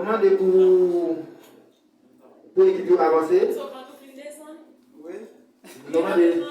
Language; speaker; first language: French; non-native, learner; Haitian Creole